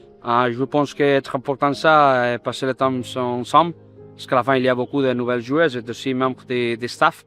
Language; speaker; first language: French; non-native, fluent; Spanish